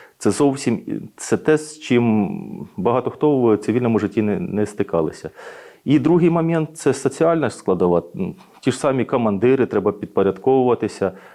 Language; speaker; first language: Ukrainian; native; Ukrainian